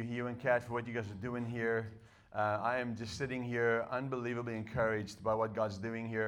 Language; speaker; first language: English; non-native, local second language; Afrikaans